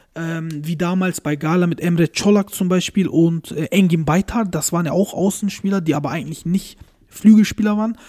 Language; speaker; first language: German; early bilingual, other home language; Turkish